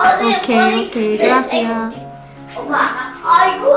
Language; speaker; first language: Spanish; non-native, learner; Korean